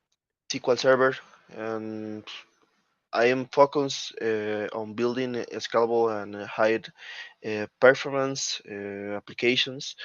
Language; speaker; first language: English; non-native, learner; Spanish